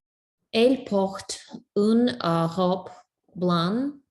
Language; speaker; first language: French; non-native, learner; English